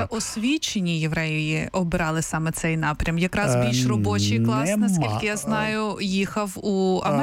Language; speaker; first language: Ukrainian; native; Ukrainian